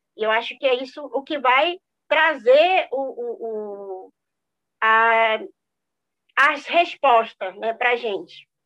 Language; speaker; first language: Portuguese; non-native, local second language; Guarani